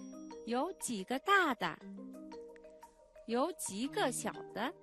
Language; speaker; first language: Chinese; non-native, fluent; Mongolian